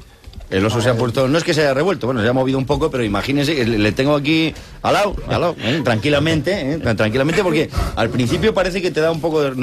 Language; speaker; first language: Spanish; native; Spanish